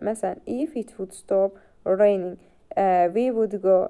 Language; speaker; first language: English; non-native, fluent; Azerbaijani